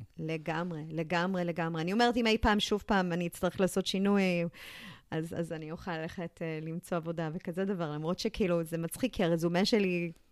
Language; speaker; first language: Hebrew; early bilingual, other home language; English